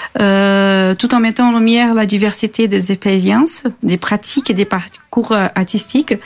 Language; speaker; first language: French; non-native, fluent; Portuguese